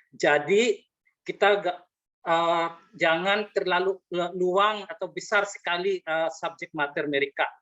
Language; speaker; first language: Indonesian; non-native, fluent; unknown